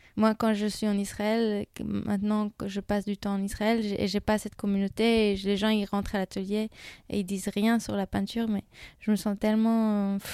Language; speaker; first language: French; non-native, fluent; Hebrew